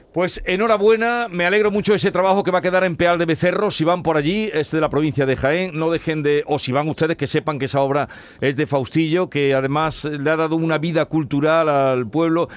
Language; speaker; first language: Spanish; native; Spanish